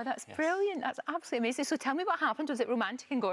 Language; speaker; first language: English; native; English